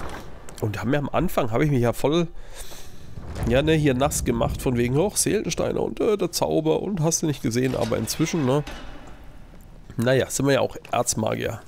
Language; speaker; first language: German; native; German